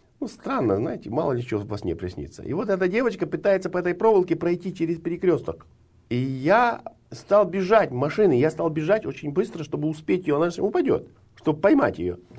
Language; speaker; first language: Russian; non-native, local second language; Ukrainian